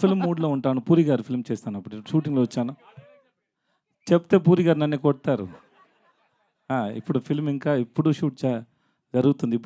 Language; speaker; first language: Telugu; non-native, learner; Tamil